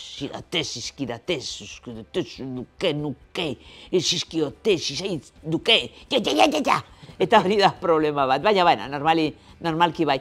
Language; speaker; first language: Basque; non-native, local second language; Spanish